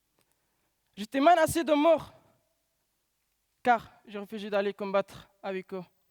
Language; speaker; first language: French; non-native, learner; Pashto